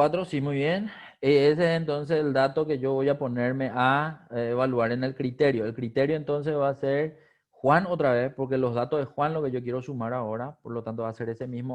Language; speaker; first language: Spanish; native; Spanish